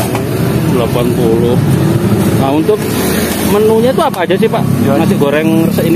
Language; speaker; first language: Indonesian; native; Indonesian